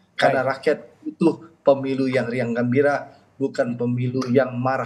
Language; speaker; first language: Indonesian; native; Indonesian